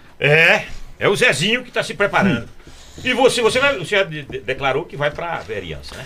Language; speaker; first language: Portuguese; native; Portuguese